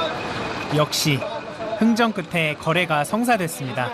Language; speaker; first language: Korean; native; Korean